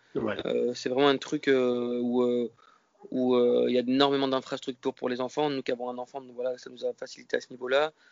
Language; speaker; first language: French; native; French